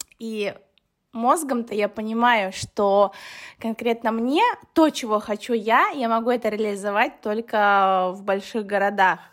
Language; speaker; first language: Russian; early bilingual, other home language; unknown